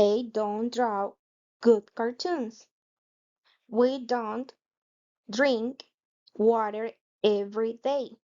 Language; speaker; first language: English; non-native, fluent; Spanish